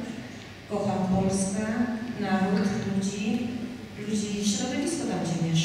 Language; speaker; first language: Polish; non-native, fluent; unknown